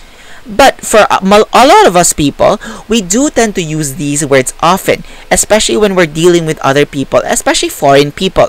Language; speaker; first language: English; non-native, local second language; Filipino